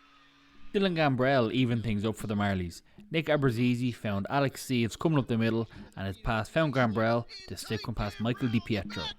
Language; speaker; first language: English; native; English